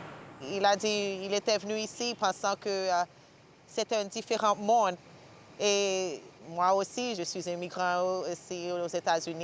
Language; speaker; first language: French; early bilingual, heritage; French